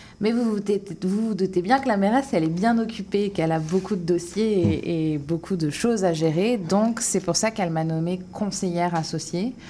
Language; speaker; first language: French; native; French